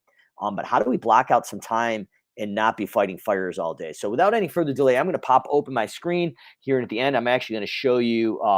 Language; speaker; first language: English; native; English